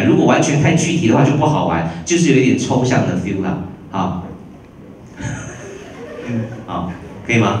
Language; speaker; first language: Chinese; native; Chinese